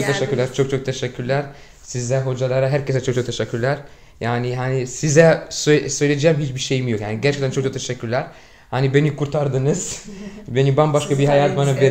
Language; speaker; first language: Turkish; non-native, fluent; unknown